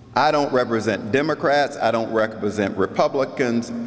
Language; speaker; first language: English; native; English